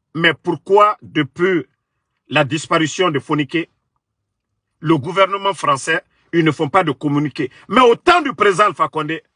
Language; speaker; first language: French; non-native, local second language; Mandingo